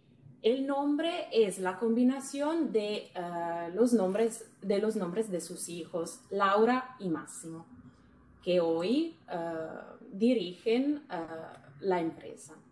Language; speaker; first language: Spanish; non-native, fluent; Italian